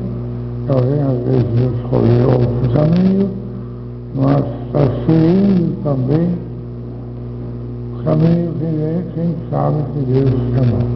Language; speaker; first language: Portuguese; non-native, fluent; Dutch